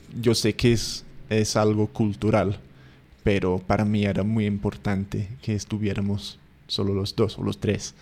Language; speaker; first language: Spanish; non-native, fluent; English